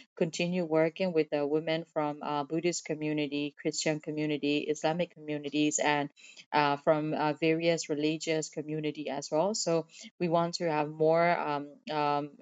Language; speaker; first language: English; non-native, fluent; Burmese